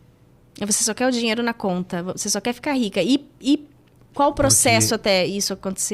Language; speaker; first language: Portuguese; native; Portuguese